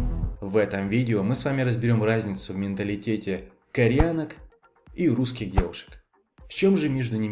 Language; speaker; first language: Russian; native; Russian